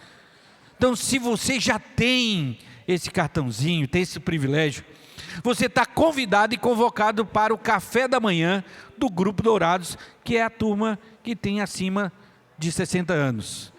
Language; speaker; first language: Portuguese; native; Portuguese